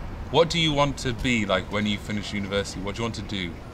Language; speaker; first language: English; native; English